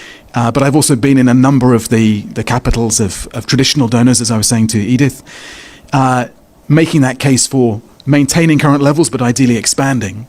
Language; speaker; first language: English; native; English